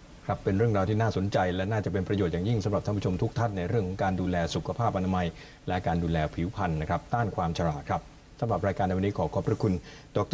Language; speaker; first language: Thai; native; Thai